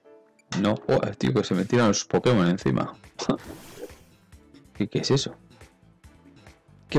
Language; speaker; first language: Spanish; native; Spanish